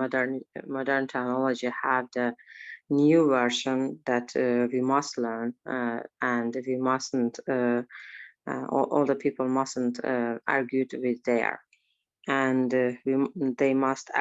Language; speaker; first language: English; non-native, learner; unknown